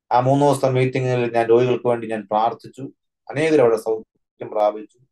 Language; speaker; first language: Malayalam; native; Malayalam